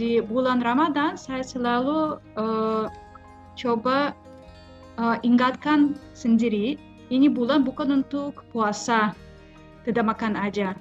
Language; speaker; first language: Indonesian; non-native, fluent; Russian